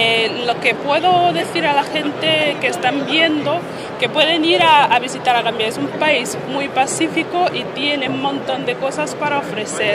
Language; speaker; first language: Spanish; non-native, fluent; Fula